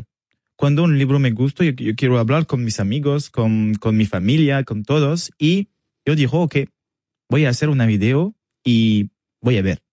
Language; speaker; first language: Spanish; non-native, learner; French